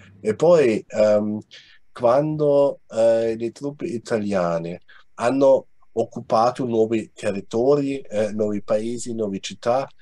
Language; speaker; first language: Italian; non-native, fluent; German